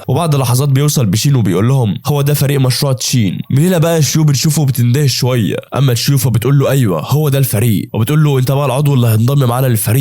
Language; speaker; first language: Arabic; native; Arabic